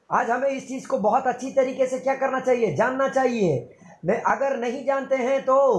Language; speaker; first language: Hindi; non-native, local second language; Telugu